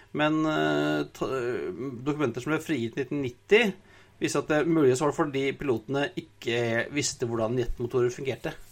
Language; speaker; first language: Norwegian; native; Norwegian